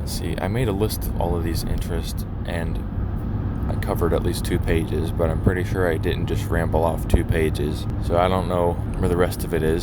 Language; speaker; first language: English; native; English